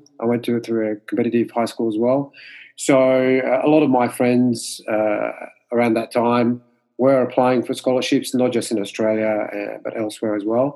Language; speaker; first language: English; non-native, fluent; Morisyen